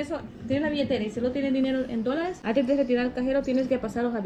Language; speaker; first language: Spanish; native; Spanish